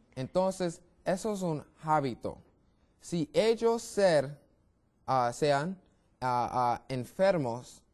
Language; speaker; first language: Spanish; non-native, learner; English